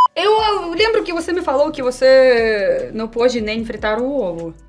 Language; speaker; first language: Portuguese; non-native, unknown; Russian